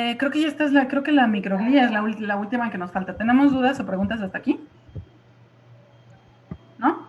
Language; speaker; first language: Spanish; native; Spanish